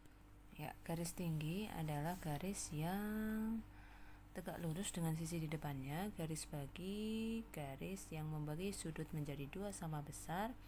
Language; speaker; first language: Indonesian; native; Indonesian